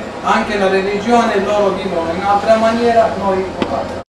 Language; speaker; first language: Italian; non-native, fluent; Turkish